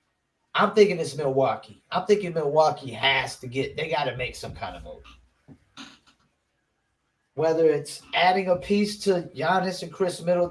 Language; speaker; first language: English; native; English